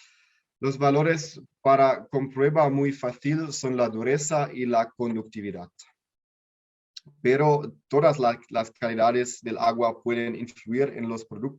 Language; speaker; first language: Spanish; non-native, learner; German